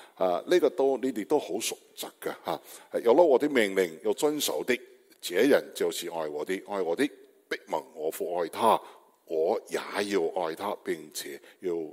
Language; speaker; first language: Cantonese; non-native, learner; Chinese